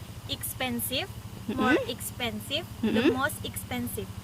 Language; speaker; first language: English; non-native, learner; Indonesian